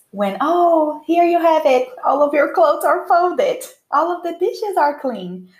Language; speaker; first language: English; non-native, fluent; Portuguese